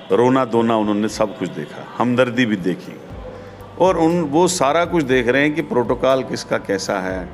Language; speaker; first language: Hindi; non-native, local second language; Kashmiri